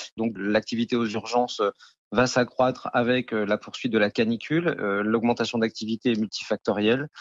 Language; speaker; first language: French; native; French